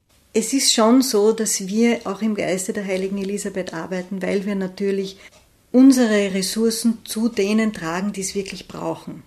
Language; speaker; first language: German; native; German